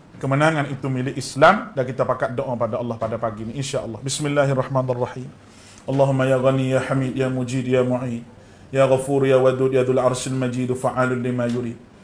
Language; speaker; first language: Malay; native; Malay